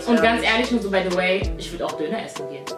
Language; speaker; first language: German; native; German